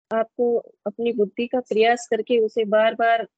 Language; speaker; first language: Hindi; native; Hindi